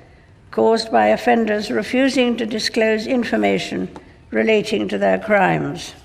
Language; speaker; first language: English; native; English